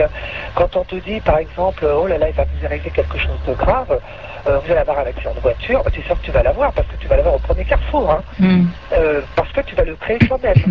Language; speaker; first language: French; native; French